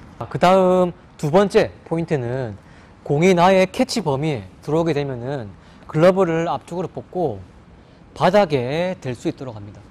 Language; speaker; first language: Korean; native; Korean